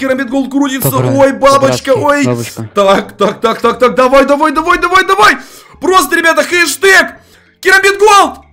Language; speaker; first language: Russian; native; Russian